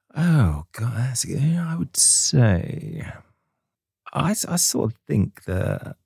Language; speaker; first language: English; native; English